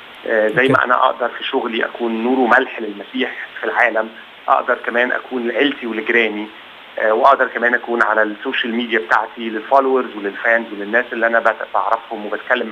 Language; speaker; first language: Arabic; native; Arabic